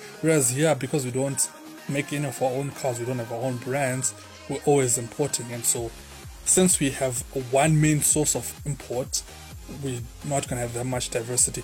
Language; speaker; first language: English; non-native, local second language; Shona